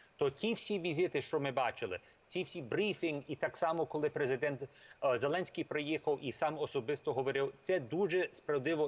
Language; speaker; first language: Ukrainian; early bilingual, heritage; English